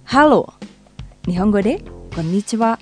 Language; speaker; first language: Japanese; non-native, fluent; Indonesian